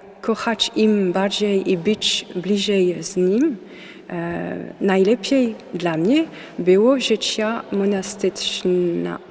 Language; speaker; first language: Polish; non-native, learner; French